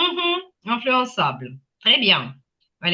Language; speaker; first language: French; non-native, fluent; Ukrainian